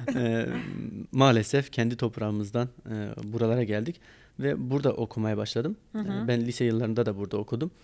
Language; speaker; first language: Turkish; non-native, local second language; Kurdish